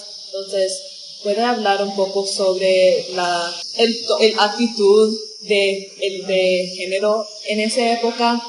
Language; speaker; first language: Spanish; non-native, learner; English